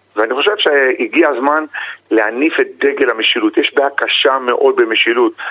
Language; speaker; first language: Hebrew; native; Hebrew